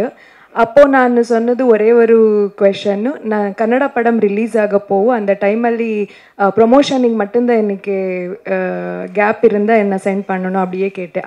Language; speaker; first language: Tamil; non-native, learner; Kannada